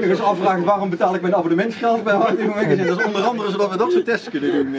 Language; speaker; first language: Dutch; native; Dutch